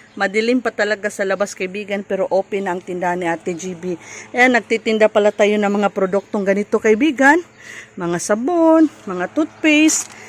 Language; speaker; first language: Filipino; non-native, local second language; Cebuano